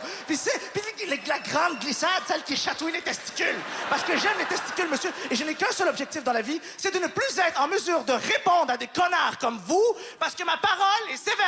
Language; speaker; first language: French; native; French